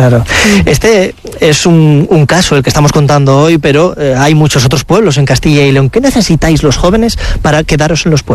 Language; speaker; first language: Spanish; native; Spanish